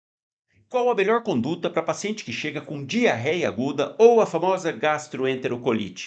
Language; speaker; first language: Portuguese; native; Portuguese